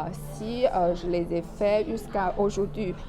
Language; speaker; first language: French; non-native, fluent; Chinese